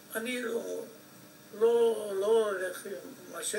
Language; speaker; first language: Hebrew; non-native, fluent; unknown